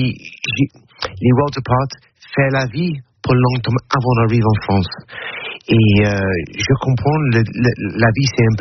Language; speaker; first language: French; non-native, learner; English